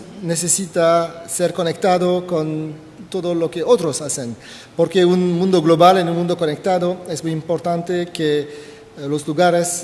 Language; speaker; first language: Spanish; non-native, fluent; French